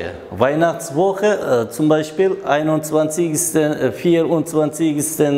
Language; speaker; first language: German; non-native, learner; Uzbek